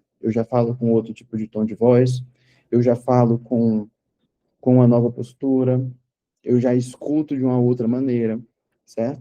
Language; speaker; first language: Portuguese; native; Portuguese